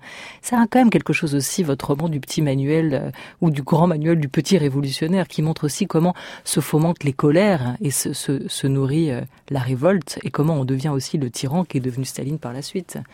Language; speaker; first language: French; native; French